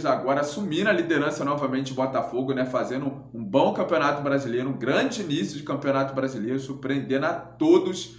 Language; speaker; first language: Portuguese; native; Portuguese